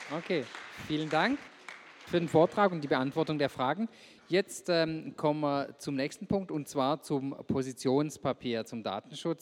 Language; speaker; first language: German; native; German